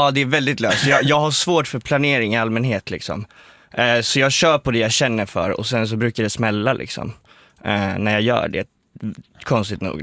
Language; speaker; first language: Swedish; native; Swedish